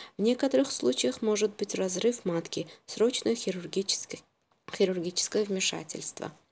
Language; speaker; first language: Russian; non-native, local second language; Uzbek